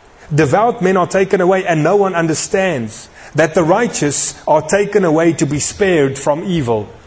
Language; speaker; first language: English; non-native, local second language; Afrikaans